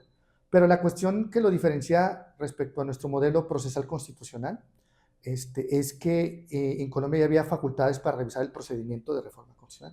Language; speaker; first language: Spanish; native; Spanish